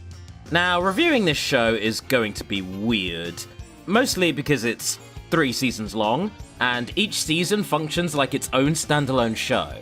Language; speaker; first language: English; native; English